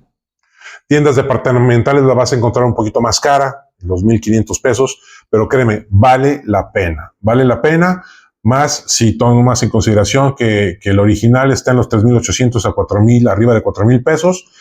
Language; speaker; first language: Spanish; native; Spanish